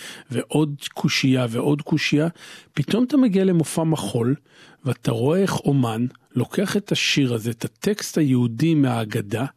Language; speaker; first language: Hebrew; native; Hebrew